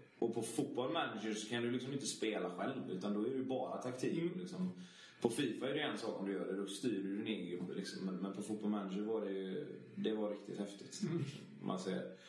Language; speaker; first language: Swedish; native; Swedish